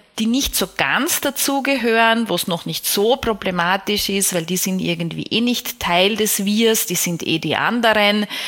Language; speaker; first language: German; native; German